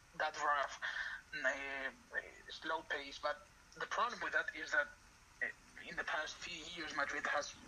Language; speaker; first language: English; non-native, fluent; Spanish